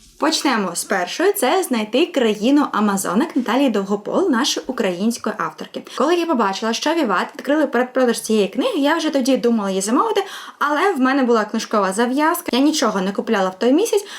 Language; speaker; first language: Ukrainian; non-native, local second language; Russian